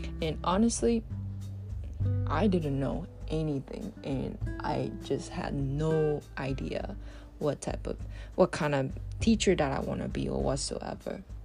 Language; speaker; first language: English; non-native, fluent; Japanese